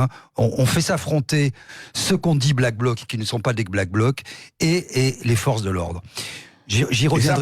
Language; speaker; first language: French; native; French